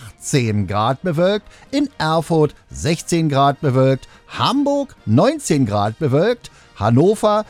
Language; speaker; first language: German; native; German